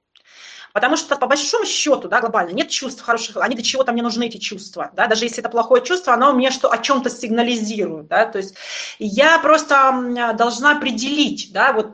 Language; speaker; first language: Russian; native; Russian